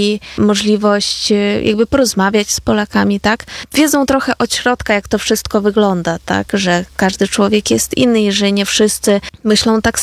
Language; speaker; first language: Polish; non-native, fluent; Ukrainian